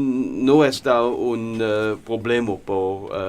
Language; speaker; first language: Spanish; non-native, learner; German